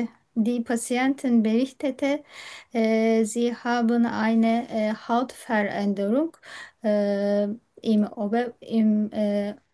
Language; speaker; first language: German; non-native, learner; Turkish